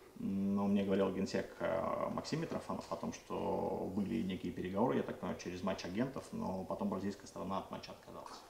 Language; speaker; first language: Russian; native; Russian